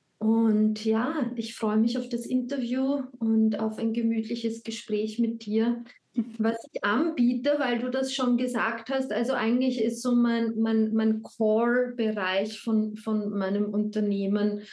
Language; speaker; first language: German; native; German